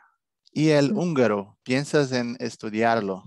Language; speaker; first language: Spanish; non-native, fluent; Portuguese